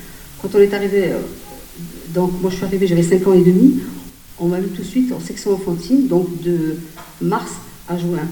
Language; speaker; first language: French; native; French